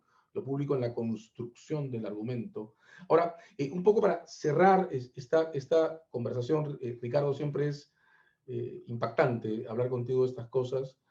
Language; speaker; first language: Spanish; native; Spanish